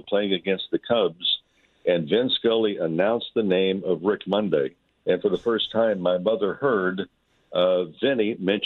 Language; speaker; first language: English; native; English